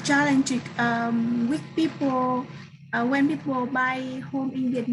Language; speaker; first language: English; non-native, learner; Vietnamese